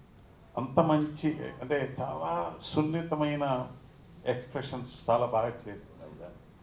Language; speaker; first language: Telugu; native; Telugu